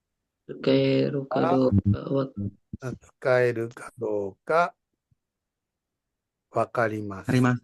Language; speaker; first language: Japanese; non-native, learner; Indonesian